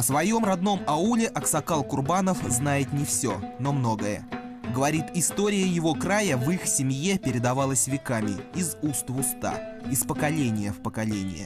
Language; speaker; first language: Russian; native; Russian